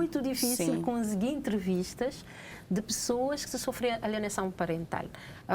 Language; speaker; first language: Portuguese; non-native, local second language; Kabuverdianu